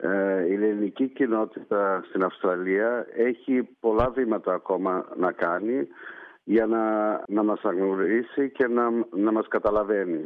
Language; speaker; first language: Greek; early bilingual, heritage; Greek